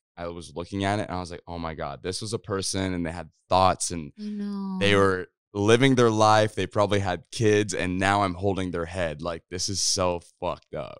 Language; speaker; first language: English; native; English